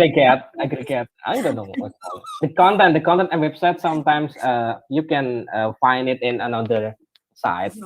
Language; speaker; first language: English; non-native, learner; Indonesian